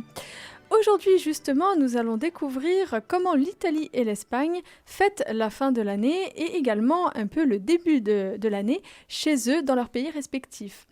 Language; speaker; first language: French; native; French